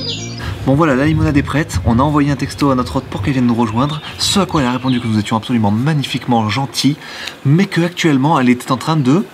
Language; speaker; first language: French; native; French